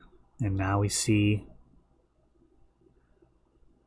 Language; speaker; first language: English; native; English